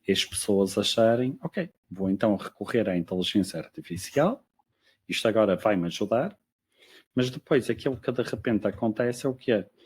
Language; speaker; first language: Portuguese; native; Portuguese